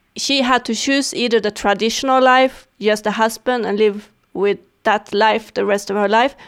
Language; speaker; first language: English; non-native, fluent; Swedish